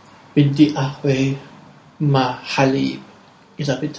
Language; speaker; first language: Arabic; non-native, learner; English